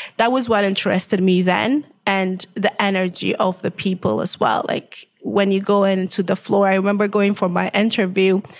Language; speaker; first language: English; non-native, fluent; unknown